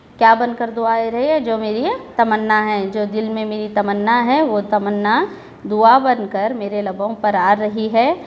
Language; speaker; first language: Hindi; native; Hindi